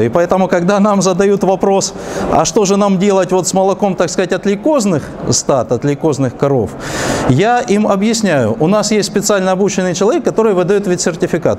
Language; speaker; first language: Russian; native; Russian